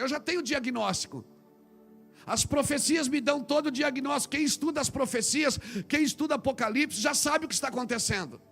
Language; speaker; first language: Portuguese; native; Portuguese